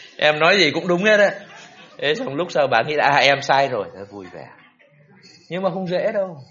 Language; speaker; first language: Vietnamese; native; Vietnamese